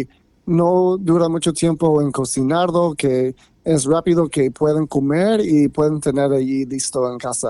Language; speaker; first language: Spanish; non-native, fluent; English